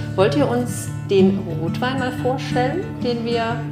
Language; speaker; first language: German; native; German